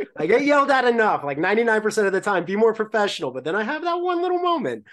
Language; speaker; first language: English; native; English